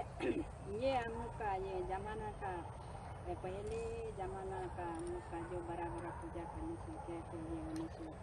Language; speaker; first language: Hindi; non-native, local second language; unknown